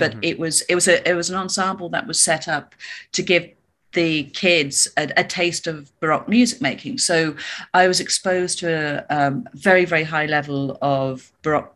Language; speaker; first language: English; native; English